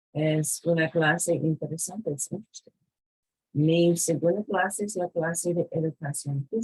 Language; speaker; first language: Spanish; non-native, fluent; English